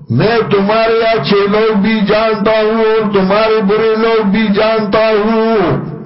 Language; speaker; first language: Urdu; non-native, local second language; Pashto